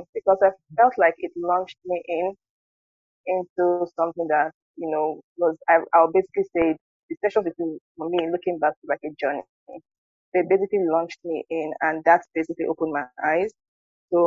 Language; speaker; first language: English; non-native, local second language; Igbo